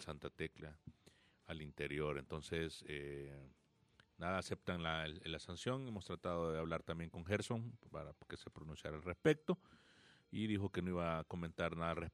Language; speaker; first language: Spanish; native; Spanish